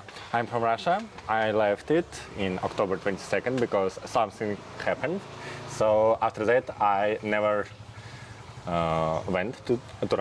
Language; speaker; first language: English; non-native, fluent; Russian